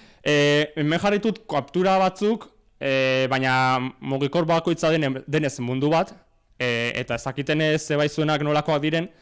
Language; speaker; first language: Basque; native; Basque